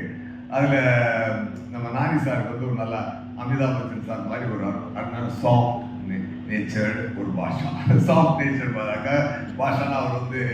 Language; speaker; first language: Tamil; native; Tamil